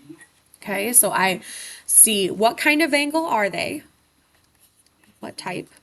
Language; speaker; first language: English; native; English